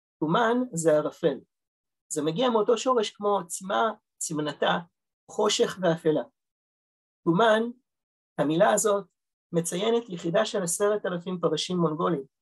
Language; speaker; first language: Hebrew; early bilingual, other home language; Russian